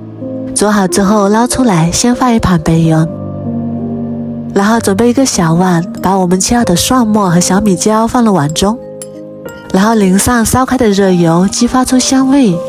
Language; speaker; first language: Chinese; native; Chinese